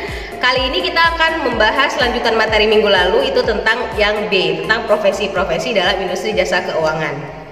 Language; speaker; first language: Indonesian; native; Indonesian